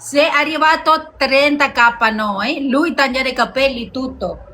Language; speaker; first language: Italian; non-native, learner; Albanian